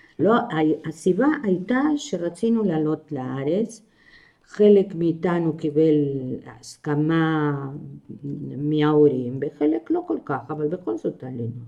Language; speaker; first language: Hebrew; non-native, fluent; Spanish